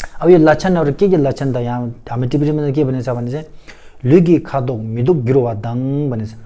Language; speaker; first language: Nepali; non-native, local second language; Tibetan